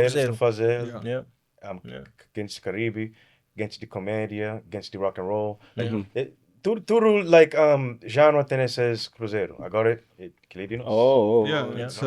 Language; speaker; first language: Portuguese; early bilingual, heritage; Kabuverdianu